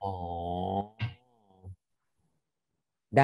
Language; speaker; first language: Thai; native; Thai